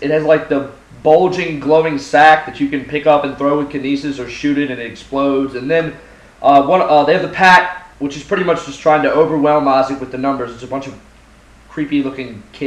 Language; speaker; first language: English; native; English